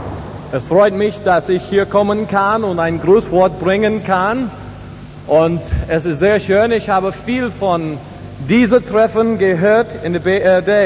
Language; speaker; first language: German; non-native, learner; English